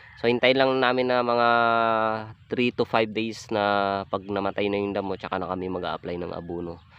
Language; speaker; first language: Filipino; non-native, local second language; Hiligaynon